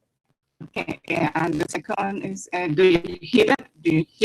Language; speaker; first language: English; non-native, learner; Spanish